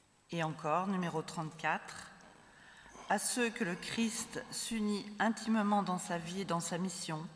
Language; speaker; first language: French; native; French